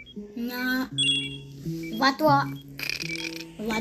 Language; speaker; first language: French; early bilingual, other home language; Portuguese